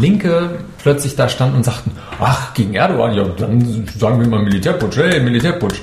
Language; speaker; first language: German; native; German